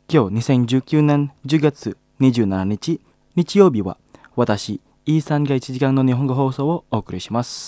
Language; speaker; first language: Japanese; non-native, fluent; Indonesian